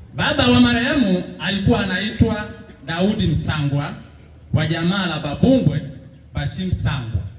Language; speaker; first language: Swahili; non-native, local second language; Bembe